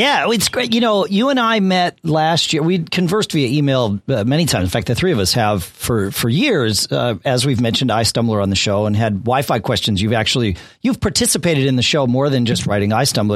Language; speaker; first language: English; native; English